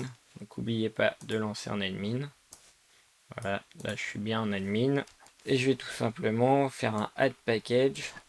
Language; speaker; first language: French; native; French